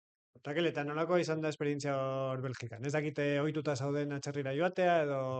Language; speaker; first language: Basque; native; Basque